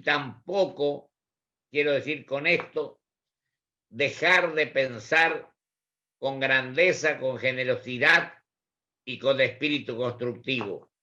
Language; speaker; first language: Spanish; native; Spanish